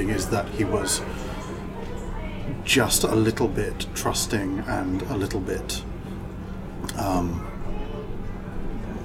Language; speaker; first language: English; native; English